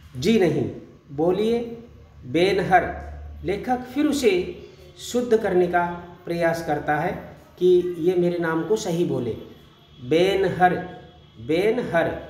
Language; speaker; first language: Hindi; native; Hindi